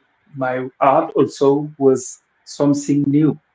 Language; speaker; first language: English; non-native, local second language; Wolof